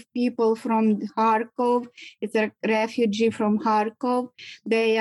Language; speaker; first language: English; non-native, learner; Ukrainian